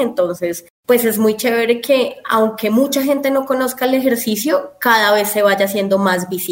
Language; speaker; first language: Spanish; native; Spanish